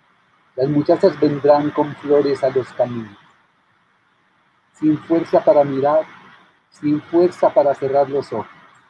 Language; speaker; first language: Spanish; native; Spanish